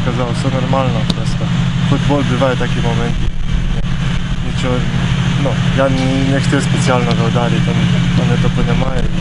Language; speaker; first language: Russian; non-native, learner; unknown